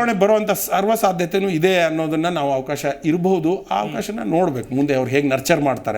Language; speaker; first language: Kannada; native; Kannada